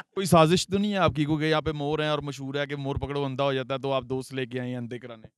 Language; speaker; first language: Urdu; non-native, local second language; Punjabi